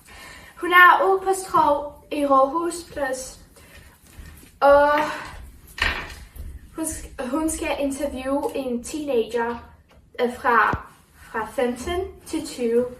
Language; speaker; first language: Danish; non-native, learner; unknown